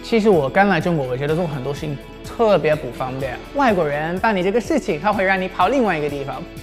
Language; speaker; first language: Chinese; non-native, fluent; English